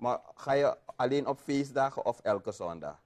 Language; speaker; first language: Dutch; native; Dutch